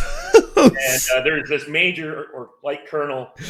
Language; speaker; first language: English; native; English